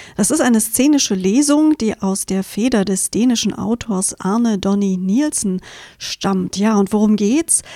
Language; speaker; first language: German; native; German